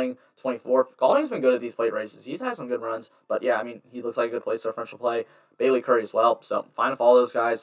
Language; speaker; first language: English; native; English